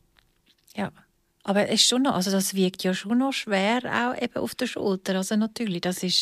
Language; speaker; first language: German; native; German